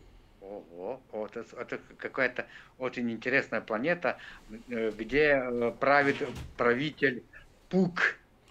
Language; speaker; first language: Russian; native; Russian